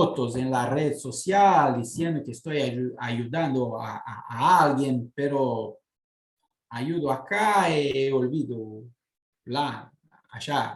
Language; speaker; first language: Spanish; non-native, fluent; Portuguese